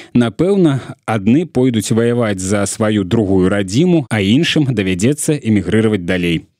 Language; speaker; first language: Belarusian; native; Belarusian